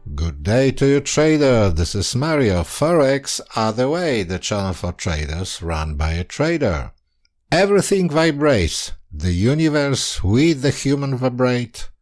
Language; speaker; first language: English; non-native, fluent; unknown